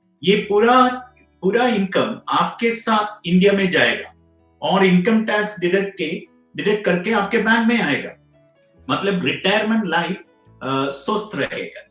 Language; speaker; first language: Hindi; non-native, local second language; Malayalam